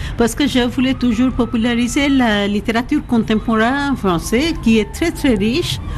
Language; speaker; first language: French; non-native, fluent; Bangla